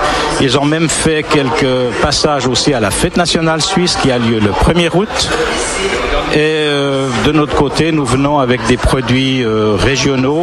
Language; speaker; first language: French; native; French